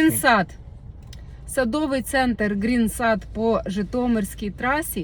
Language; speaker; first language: Ukrainian; non-native, local second language; Russian